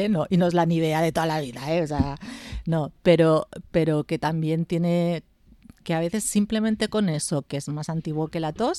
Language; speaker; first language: Spanish; native; Spanish